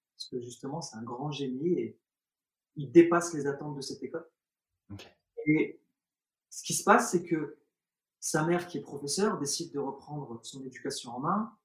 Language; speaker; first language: French; early bilingual, other home language; Arabic